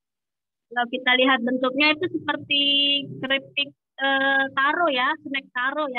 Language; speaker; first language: Indonesian; native; Indonesian